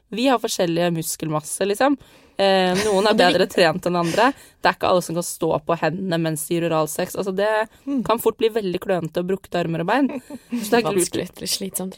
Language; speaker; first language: Norwegian; native; Norwegian